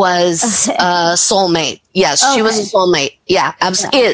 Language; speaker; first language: English; native; English